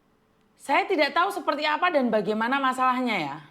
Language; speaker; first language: Indonesian; native; Indonesian